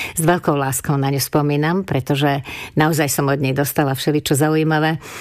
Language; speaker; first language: Slovak; non-native, local second language; Hungarian